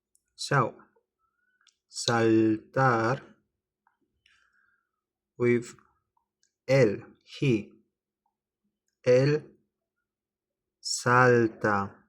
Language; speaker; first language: Spanish; non-native, learner; English